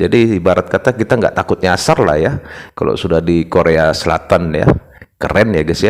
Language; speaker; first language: Indonesian; native; Indonesian